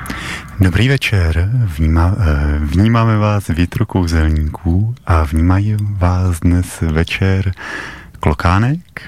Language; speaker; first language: Czech; native; Czech